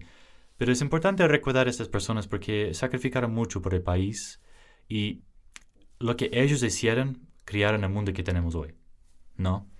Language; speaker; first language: Spanish; early bilingual, heritage; English